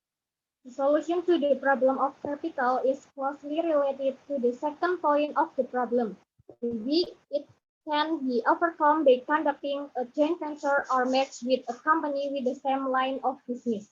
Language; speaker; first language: English; non-native, learner; Indonesian